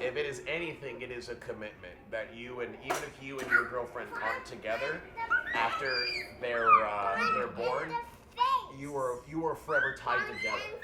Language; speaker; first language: English; native; English